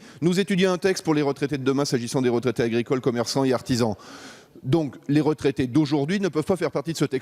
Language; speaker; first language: French; native; French